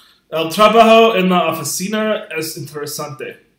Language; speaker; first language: Spanish; non-native, learner; English